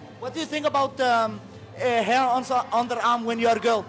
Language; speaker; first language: English; non-native, learner; Danish